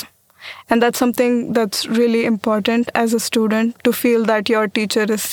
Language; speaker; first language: English; non-native, local second language; Marathi